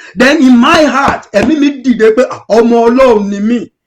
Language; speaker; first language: English; non-native, local second language; Yoruba